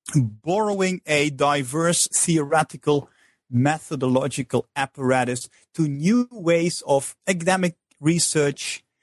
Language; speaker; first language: English; non-native, fluent; Dutch